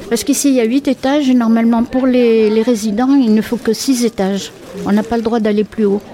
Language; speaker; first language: French; native; French